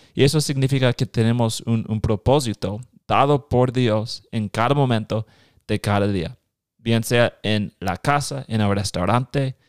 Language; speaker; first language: Spanish; non-native, fluent; English